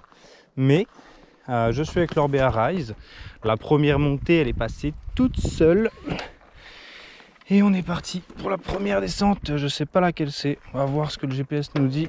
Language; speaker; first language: French; native; French